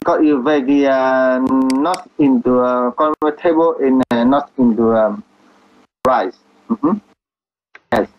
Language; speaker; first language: English; non-native, learner; Vietnamese